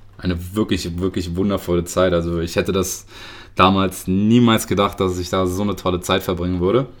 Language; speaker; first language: German; early bilingual, other home language; Russian